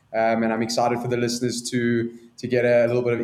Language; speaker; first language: English; native; English